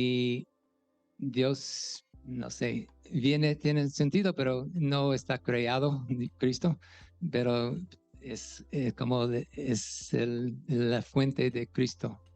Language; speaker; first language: Spanish; non-native, fluent; English